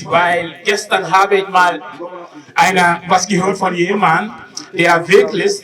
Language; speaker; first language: German; non-native, learner; Wolof